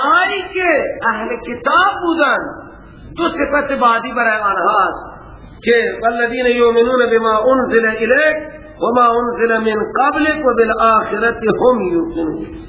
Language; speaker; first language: Persian; native; Persian